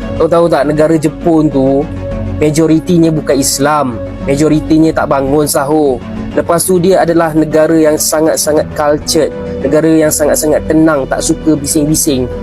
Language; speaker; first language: Malay; native; Malay